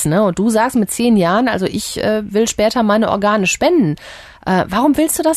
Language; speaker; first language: German; native; German